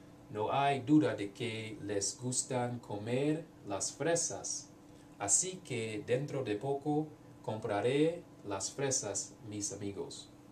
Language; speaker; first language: Spanish; non-native, learner; English